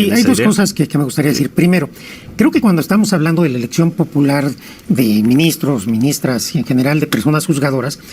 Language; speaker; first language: Spanish; native; Spanish